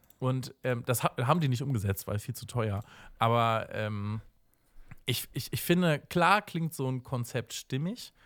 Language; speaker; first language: German; native; German